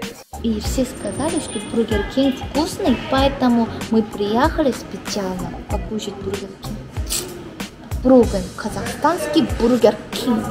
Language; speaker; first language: Russian; non-native, learner; Korean